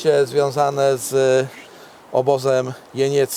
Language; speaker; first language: Polish; native; Polish